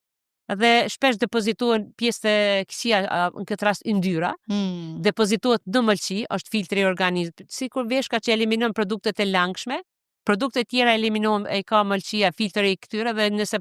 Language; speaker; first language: Albanian; native; Albanian